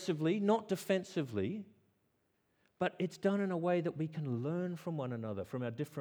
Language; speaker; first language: English; native; English